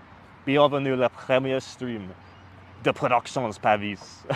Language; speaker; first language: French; non-native, learner; English